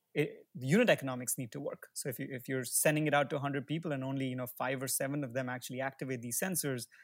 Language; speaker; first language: English; non-native, local second language; Hindi